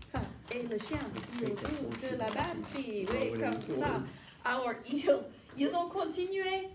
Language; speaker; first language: French; non-native, fluent; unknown